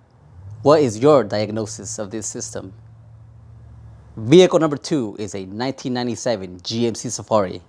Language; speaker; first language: English; native; English